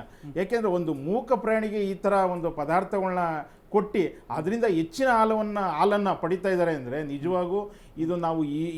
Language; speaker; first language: Kannada; native; Kannada